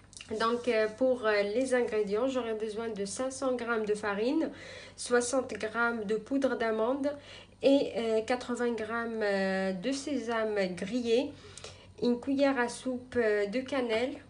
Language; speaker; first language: French; non-native, local second language; Arabic